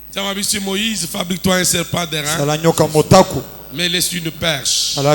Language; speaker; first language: French; non-native, local second language; Lingala